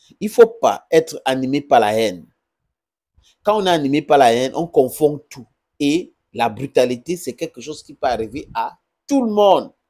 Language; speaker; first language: French; non-native, local second language; English